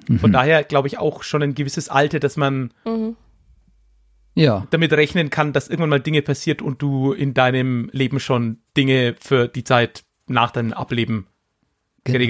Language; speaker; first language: German; native; German